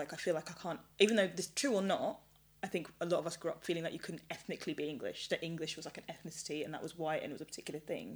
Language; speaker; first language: English; early bilingual, other home language; Yoruba